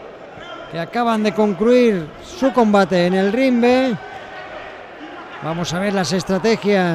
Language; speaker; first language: Spanish; native; Spanish